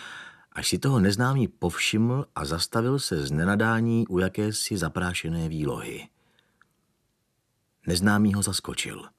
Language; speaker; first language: Czech; native; Czech